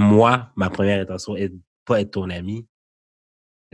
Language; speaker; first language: French; native; French